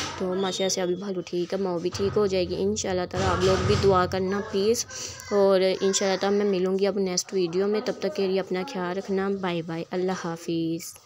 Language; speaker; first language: Urdu; native; Urdu